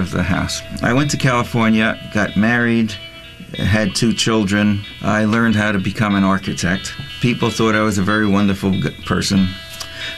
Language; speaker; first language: English; non-native, local second language; Yiddish